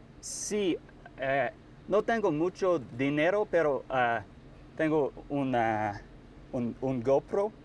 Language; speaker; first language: Spanish; non-native, learner; English